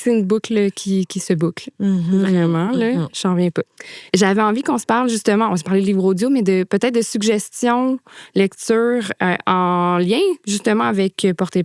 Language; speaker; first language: French; native; French